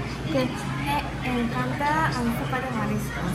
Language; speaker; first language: Spanish; non-native, learner; Japanese